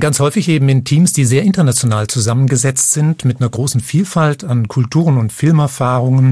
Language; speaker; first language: German; native; German